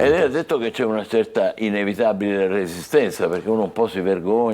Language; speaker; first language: Italian; native; Italian